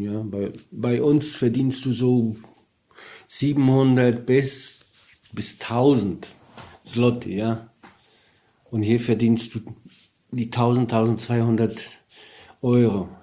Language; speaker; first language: German; non-native, learner; Polish